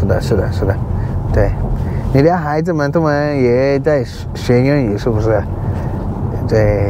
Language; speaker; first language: Chinese; non-native, learner; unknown